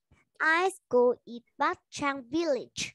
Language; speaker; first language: English; non-native, learner; Vietnamese